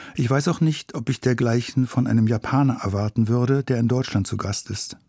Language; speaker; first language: German; native; German